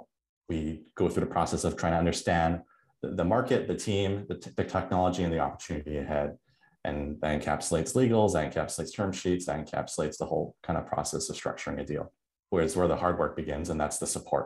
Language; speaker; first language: English; native; English